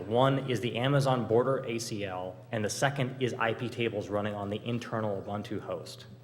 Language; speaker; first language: English; native; English